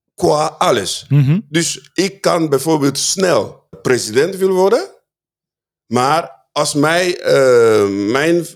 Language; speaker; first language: Dutch; non-native, fluent; Swahili